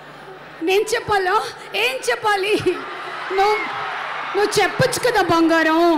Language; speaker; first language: Telugu; native; Telugu